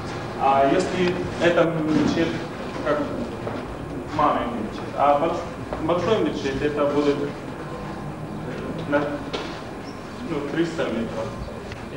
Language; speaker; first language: Russian; non-native, learner; Arabic